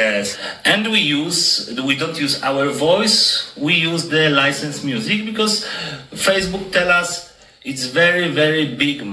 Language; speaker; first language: English; non-native, learner; Polish